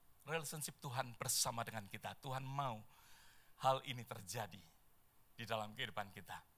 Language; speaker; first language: Indonesian; native; Indonesian